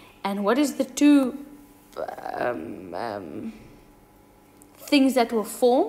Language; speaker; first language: English; non-native, local second language; Afrikaans